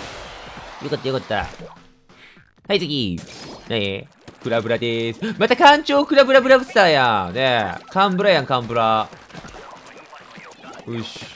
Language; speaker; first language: Japanese; native; Japanese